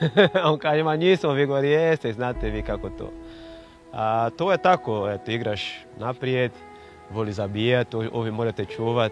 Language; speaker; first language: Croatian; non-native, fluent; Portuguese